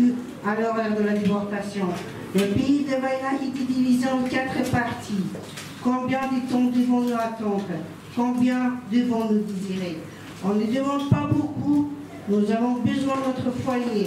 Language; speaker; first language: French; non-native, learner; Ingush